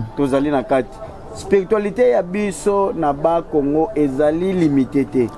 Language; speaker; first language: Lingala; non-native, local second language; Kongo